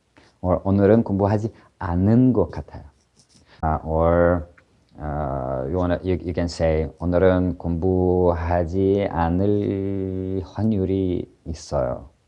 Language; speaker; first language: Korean; non-native, fluent; Ukrainian